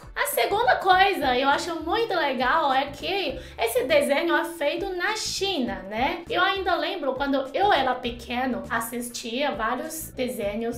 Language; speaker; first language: Portuguese; non-native, fluent; Chinese